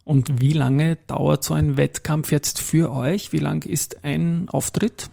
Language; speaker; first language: German; native; German